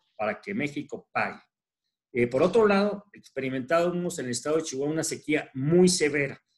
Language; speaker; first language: Spanish; native; Spanish